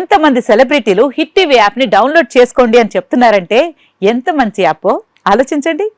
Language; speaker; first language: Telugu; native; Telugu